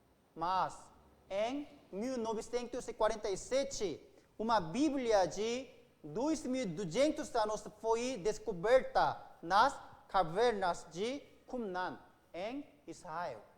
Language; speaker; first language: Portuguese; non-native, fluent; Korean